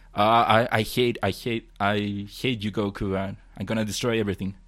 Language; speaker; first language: English; non-native, fluent; Spanish